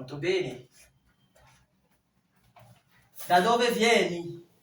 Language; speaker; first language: Italian; non-native, fluent; French